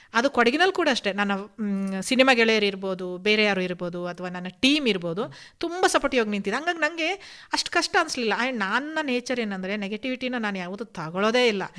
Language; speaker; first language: Kannada; non-native, local second language; Kodava